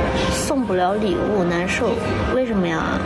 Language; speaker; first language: Chinese; native; Chinese